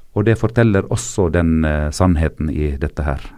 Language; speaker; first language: Norwegian; non-native, fluent; Arabic